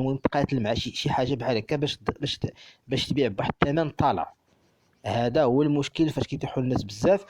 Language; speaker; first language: Arabic; native; Arabic